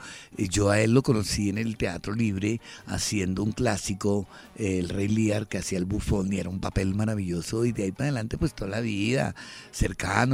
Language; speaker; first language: Spanish; native; Spanish